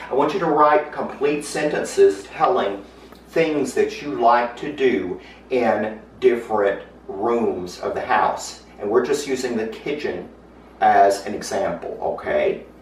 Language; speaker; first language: English; native; English